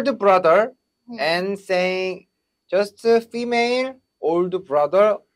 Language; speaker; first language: English; non-native, learner; Korean